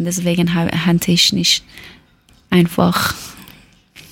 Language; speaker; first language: German; non-native, learner; Persian